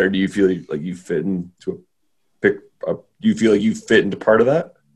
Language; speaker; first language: English; native; English